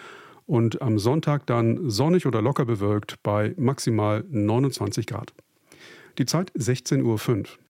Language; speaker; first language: German; native; German